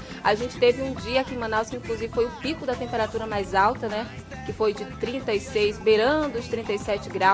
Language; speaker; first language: Portuguese; native; Portuguese